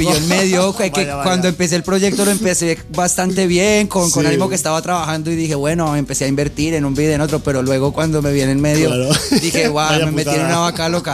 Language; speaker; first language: Spanish; native; Spanish